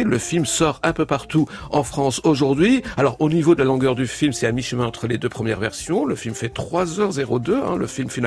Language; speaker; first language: French; native; French